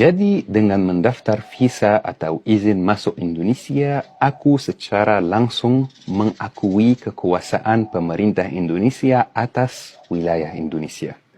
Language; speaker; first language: Indonesian; non-native, fluent; Arabic